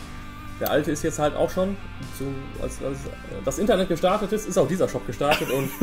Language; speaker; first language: German; native; German